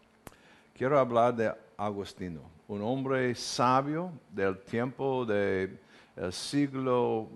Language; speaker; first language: Spanish; non-native, learner; English